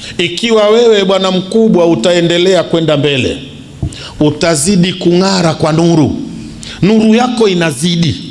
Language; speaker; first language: Swahili; native; Swahili